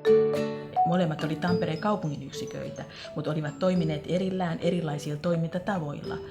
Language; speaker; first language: Finnish; native; Finnish